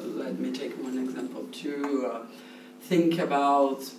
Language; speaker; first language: English; non-native, learner; Portuguese